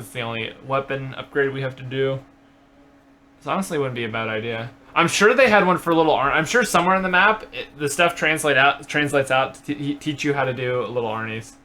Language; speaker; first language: English; native; English